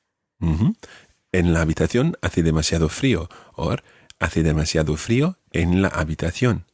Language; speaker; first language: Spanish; non-native, fluent; English